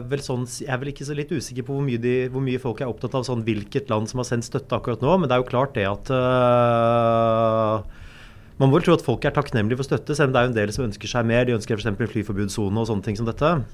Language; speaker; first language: Norwegian; native; Norwegian